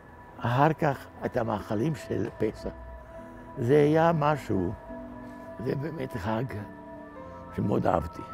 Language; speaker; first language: Hebrew; non-native, fluent; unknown